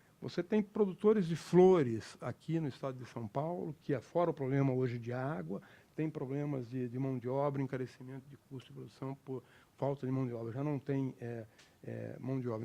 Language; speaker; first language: Portuguese; native; Portuguese